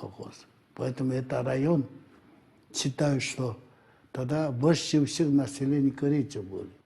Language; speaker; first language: Russian; non-native, local second language; Korean